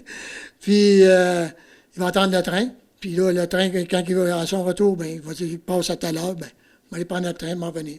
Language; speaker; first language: French; native; French